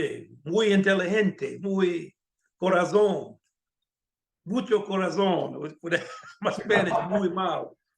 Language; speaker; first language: Spanish; non-native, learner; English